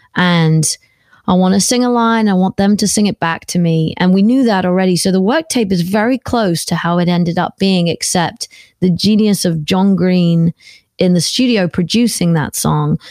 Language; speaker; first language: English; native; English